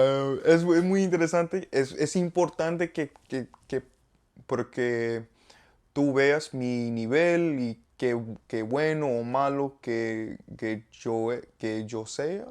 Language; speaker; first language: Spanish; non-native, learner; English